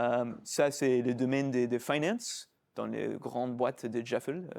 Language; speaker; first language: French; non-native, fluent; English